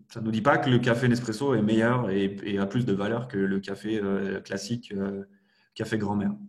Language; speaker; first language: French; native; French